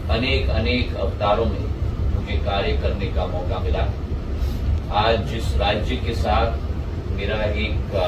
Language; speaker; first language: Hindi; native; Hindi